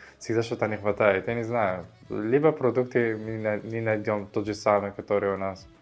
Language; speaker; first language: Russian; non-native, fluent; Arabic